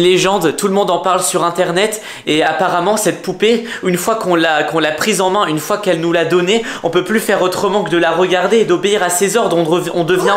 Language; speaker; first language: French; native; French